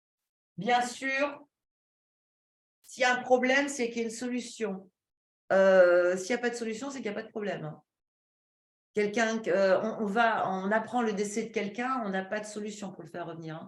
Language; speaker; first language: French; native; French